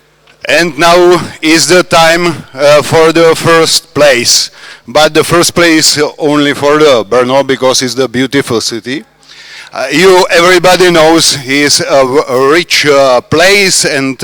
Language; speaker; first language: English; non-native, learner; Czech